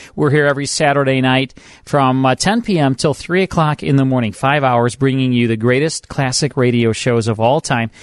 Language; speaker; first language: English; native; English